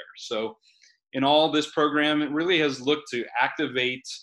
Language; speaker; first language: English; native; English